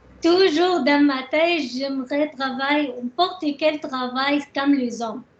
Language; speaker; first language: French; non-native, learner; Arabic